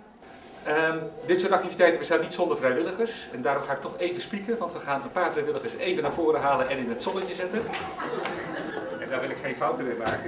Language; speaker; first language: Dutch; native; Dutch